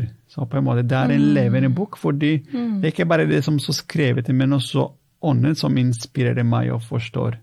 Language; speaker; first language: Norwegian; non-native, fluent; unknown